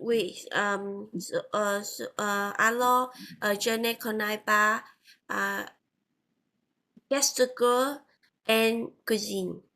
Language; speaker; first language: French; non-native, learner; Vietnamese